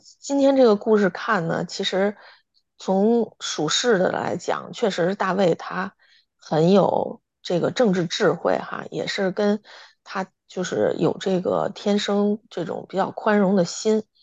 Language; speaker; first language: Chinese; native; Chinese